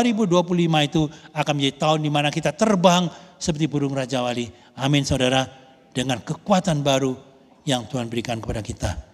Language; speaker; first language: Indonesian; native; Indonesian